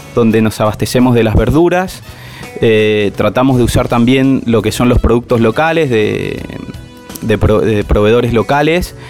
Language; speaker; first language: Spanish; native; Spanish